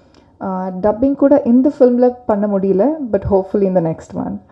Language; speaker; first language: Tamil; non-native, learner; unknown